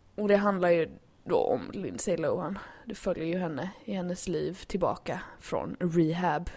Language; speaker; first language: Swedish; native; Swedish